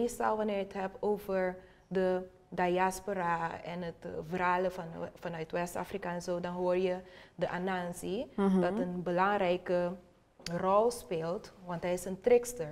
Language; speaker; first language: Dutch; non-native, local second language; Papiamento